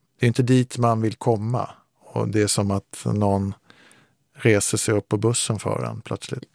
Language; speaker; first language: Swedish; native; Swedish